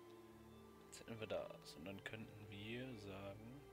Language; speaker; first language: German; native; German